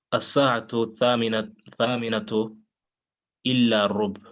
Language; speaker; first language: Arabic; non-native, learner; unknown